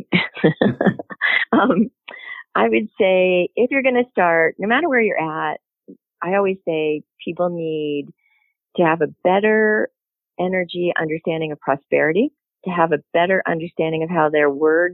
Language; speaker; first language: English; native; English